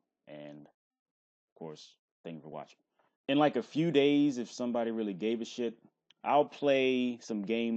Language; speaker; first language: English; native; English